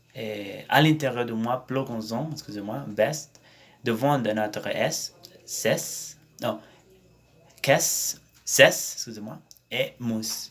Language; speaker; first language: French; non-native, learner; Spanish